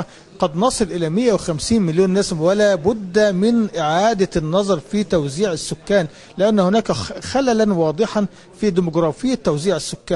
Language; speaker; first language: Arabic; native; Arabic